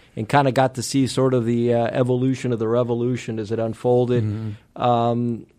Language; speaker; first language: English; early bilingual, other home language; Spanish